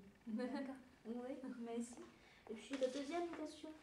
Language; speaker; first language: French; non-native, learner; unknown